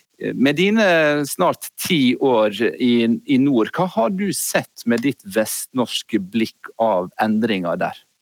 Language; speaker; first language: Norwegian; native; Norwegian